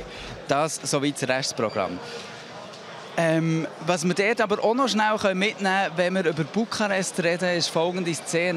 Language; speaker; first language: German; native; German